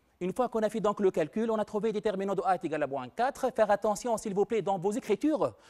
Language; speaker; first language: French; non-native, local second language; Arabic